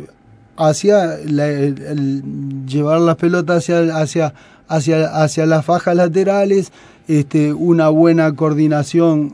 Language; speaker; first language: Spanish; native; Spanish